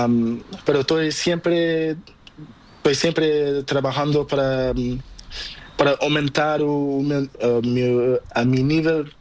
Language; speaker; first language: Spanish; non-native, learner; Portuguese